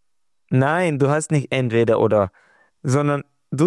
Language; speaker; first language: German; non-native, learner; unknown